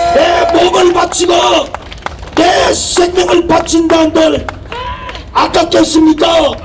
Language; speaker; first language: Korean; native; Korean